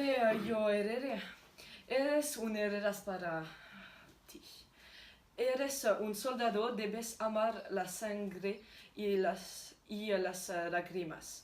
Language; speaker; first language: Spanish; non-native, learner; French